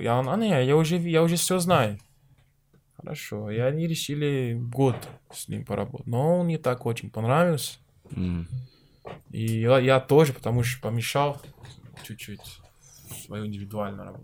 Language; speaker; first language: Russian; non-native, learner; Portuguese